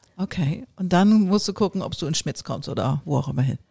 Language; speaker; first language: German; native; German